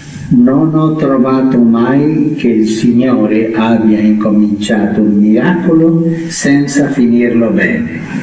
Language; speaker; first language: Italian; early bilingual, heritage; Spanish